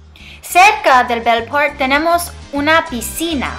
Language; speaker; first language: Spanish; non-native, learner; English